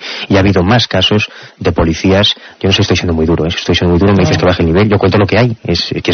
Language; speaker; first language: Spanish; native; Spanish